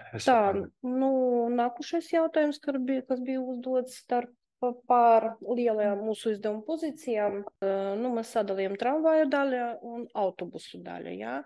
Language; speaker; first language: Latvian; non-native, local second language; Russian